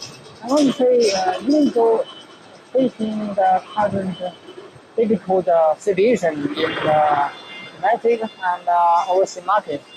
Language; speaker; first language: English; non-native, learner; Chinese